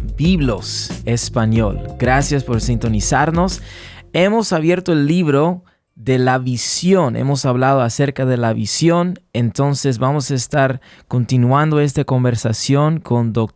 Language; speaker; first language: Spanish; early bilingual, heritage; Spanish